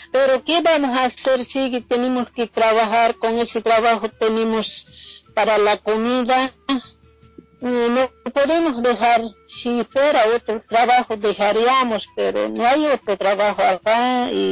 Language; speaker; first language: Spanish; non-native, local second language; Quechua